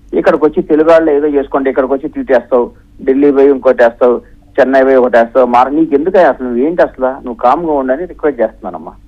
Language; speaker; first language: Telugu; native; Telugu